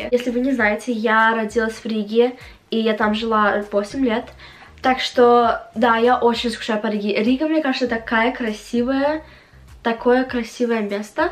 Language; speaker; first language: Russian; early bilingual, heritage; Russian